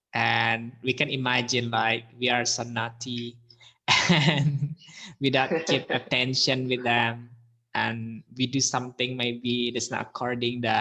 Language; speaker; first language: English; non-native, fluent; Indonesian